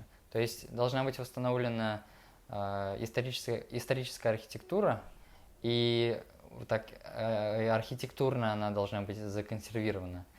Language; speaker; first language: Russian; native; Russian